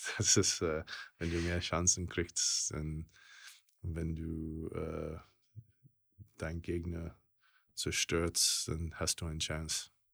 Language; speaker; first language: German; non-native, fluent; English